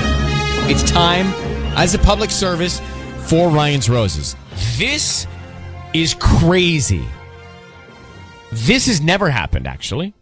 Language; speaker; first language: English; native; English